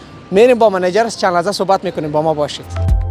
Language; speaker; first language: Persian; native; Persian